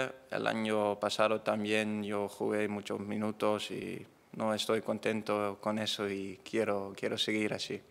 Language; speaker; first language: Spanish; non-native, fluent; Dutch